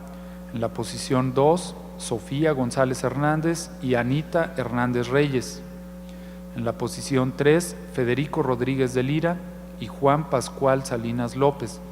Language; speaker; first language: Spanish; native; Spanish